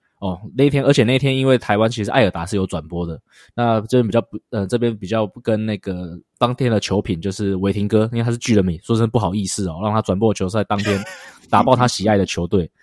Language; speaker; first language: Chinese; native; Chinese